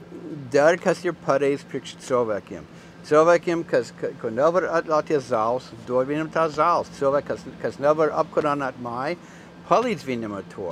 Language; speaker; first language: Latvian; early bilingual, heritage; English